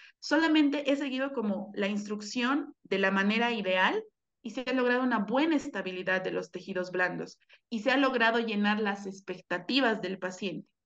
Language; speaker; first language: Spanish; native; Spanish